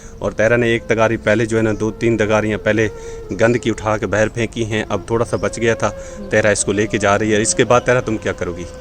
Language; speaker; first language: Urdu; non-native, local second language; Punjabi